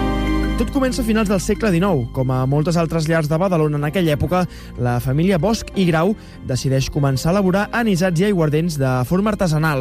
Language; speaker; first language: Catalan; native; Catalan